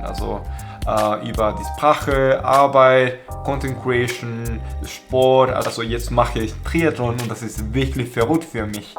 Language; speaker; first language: German; non-native, fluent; Spanish